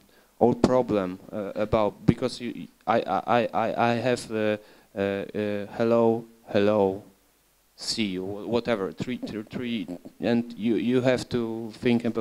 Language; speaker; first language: English; non-native, learner; Polish